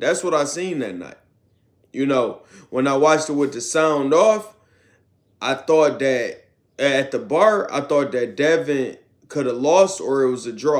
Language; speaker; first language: English; native; English